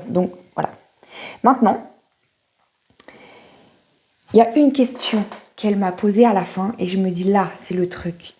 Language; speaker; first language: French; native; French